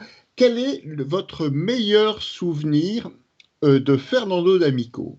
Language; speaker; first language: French; native; French